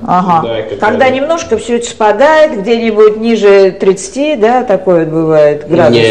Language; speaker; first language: Russian; native; Russian